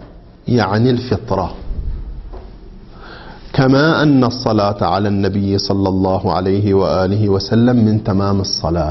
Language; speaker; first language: Arabic; native; Arabic